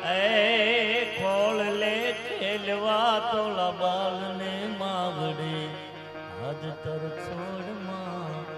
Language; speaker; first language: Gujarati; native; Gujarati